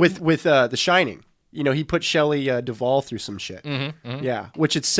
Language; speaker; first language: English; native; English